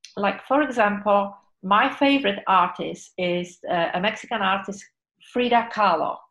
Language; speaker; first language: English; non-native, fluent; Polish